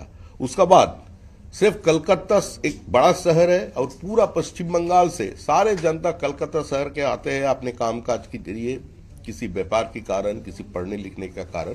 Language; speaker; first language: Hindi; non-native, local second language; Bangla